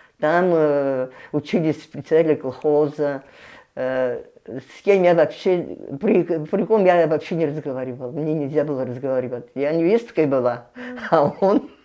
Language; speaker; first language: Russian; non-native, local second language; Abkhazian